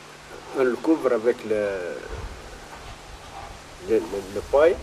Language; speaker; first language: French; non-native, fluent; Arabic